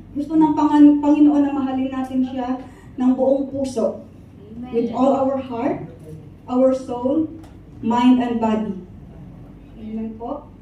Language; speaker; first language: Filipino; non-native, local second language; Cebuano